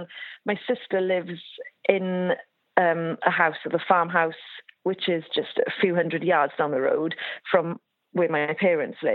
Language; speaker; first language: English; native; English